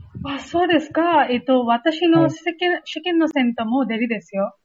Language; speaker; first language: Japanese; non-native, learner; Hindi